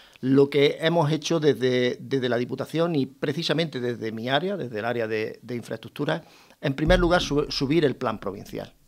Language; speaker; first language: Spanish; native; Spanish